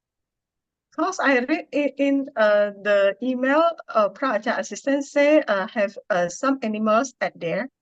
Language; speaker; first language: English; non-native, learner; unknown